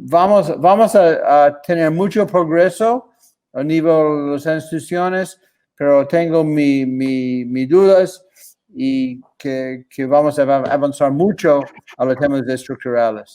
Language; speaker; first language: Spanish; non-native, fluent; English